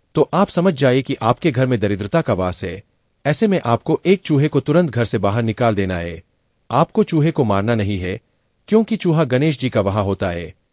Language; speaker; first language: Hindi; non-native, local second language; Gujarati